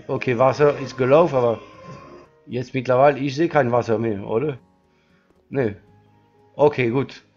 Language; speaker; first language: German; non-native, learner; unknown